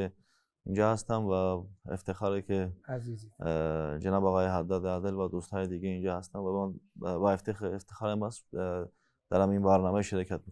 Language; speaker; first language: Persian; non-native, fluent; Armenian